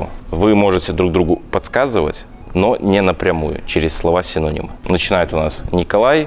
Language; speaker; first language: Russian; native; Russian